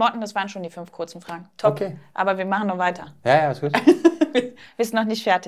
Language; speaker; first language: German; native; German